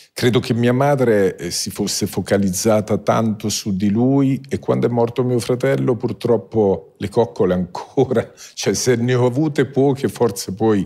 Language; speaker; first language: Italian; native; Italian